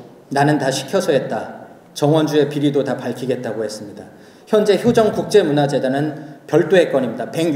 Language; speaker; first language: Korean; native; Korean